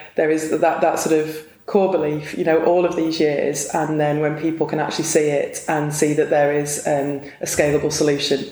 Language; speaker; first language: English; native; English